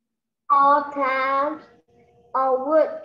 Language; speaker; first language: English; non-native, learner; Vietnamese